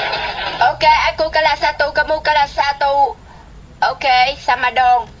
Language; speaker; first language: Indonesian; non-native, learner; Vietnamese